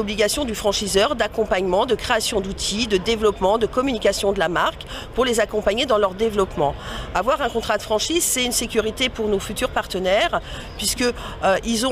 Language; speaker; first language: French; native; French